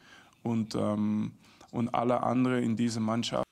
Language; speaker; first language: German; non-native, fluent; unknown